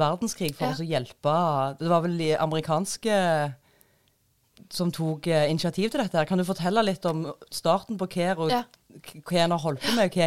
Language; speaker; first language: Norwegian; native; Norwegian